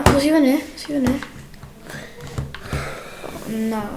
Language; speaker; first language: Welsh; native; Welsh